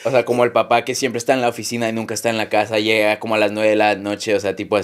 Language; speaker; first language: Spanish; early bilingual, heritage; Spanish